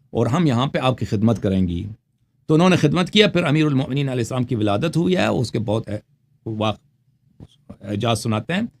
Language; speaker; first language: Urdu; non-native, fluent; Persian